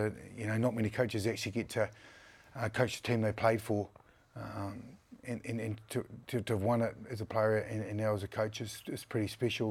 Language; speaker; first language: English; native; English